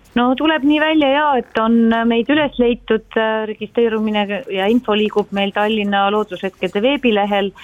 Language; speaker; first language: Estonian; native; Estonian